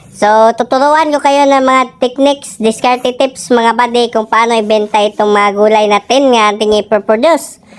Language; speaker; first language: Filipino; non-native, local second language; Cebuano